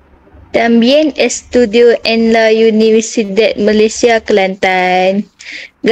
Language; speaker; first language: Spanish; non-native, learner; Malay